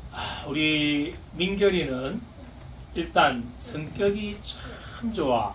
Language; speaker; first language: Korean; native; Korean